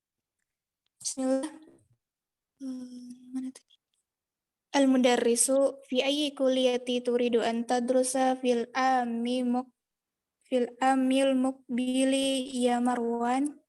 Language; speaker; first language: Arabic; non-native, learner; Indonesian